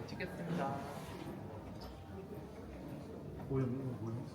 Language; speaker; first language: Korean; native; Korean